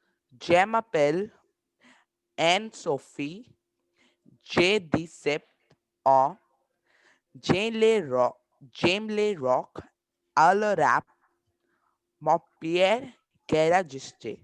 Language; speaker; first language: French; non-native, learner; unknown